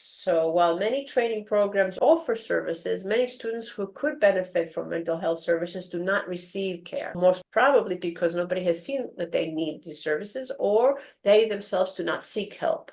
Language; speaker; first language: English; non-native, fluent; Greek